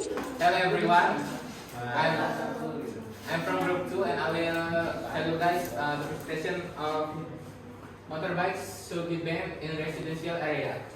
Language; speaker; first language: English; non-native, learner; Indonesian